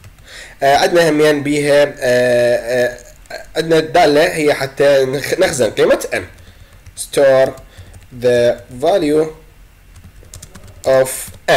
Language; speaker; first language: Arabic; native; Arabic